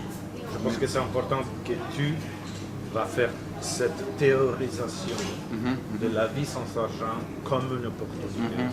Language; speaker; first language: French; non-native, fluent; Italian